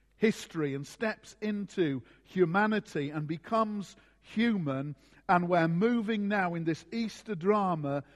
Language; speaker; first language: English; native; English